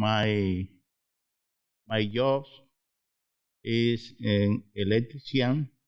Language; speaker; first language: English; non-native, learner; Spanish